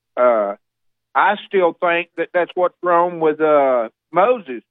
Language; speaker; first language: English; native; English